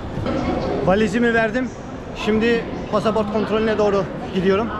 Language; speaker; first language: Turkish; native; Turkish